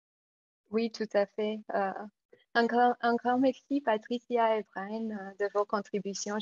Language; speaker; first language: French; non-native, fluent; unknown